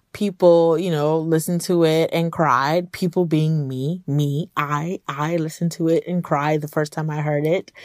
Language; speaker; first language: English; early bilingual, other home language; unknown